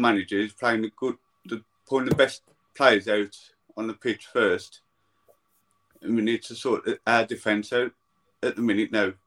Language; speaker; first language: English; native; English